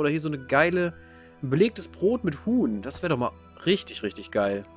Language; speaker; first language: German; native; German